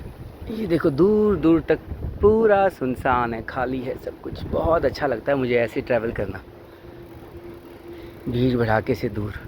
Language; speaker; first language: Hindi; native; Hindi